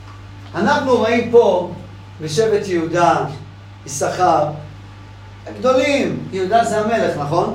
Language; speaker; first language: Hebrew; non-native, fluent; English